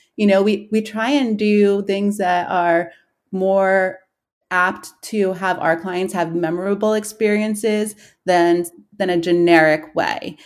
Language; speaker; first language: English; native; English